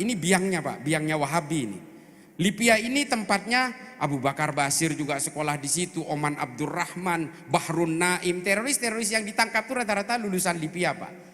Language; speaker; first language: Indonesian; non-native, local second language; Madurese